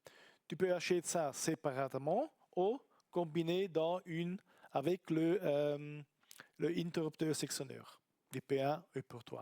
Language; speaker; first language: French; non-native, learner; Italian